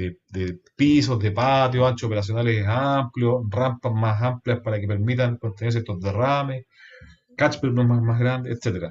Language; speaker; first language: Spanish; native; Spanish